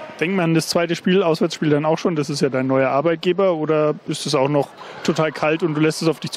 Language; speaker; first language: German; native; German